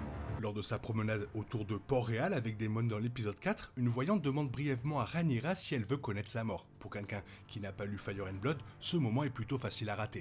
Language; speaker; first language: French; native; French